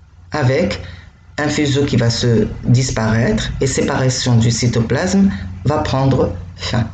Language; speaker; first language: French; non-native, local second language; Arabic